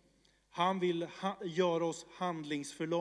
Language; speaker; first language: Swedish; early bilingual, other home language; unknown